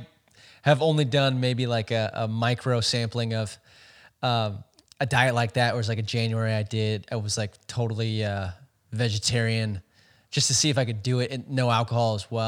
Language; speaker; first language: English; native; English